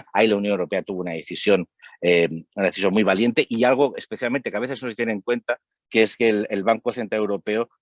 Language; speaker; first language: Spanish; native; Spanish